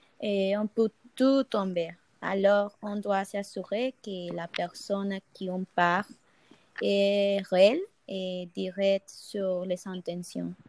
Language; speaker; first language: French; non-native, fluent; Spanish